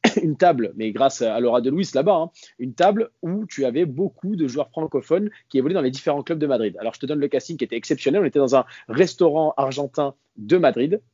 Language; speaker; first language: French; native; French